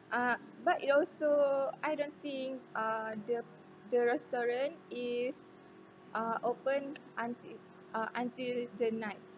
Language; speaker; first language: English; non-native, local second language; Malay